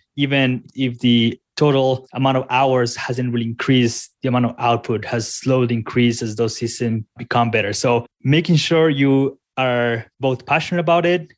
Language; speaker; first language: English; non-native, fluent; Spanish